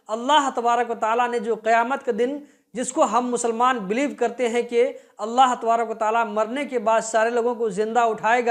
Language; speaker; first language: Hindi; native; Hindi